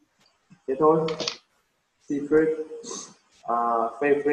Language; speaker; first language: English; non-native, fluent; Vietnamese